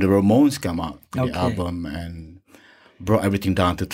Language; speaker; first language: English; non-native, local second language; Malay